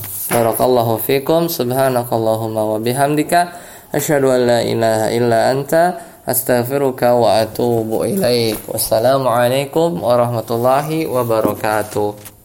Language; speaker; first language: Arabic; non-native, fluent; Indonesian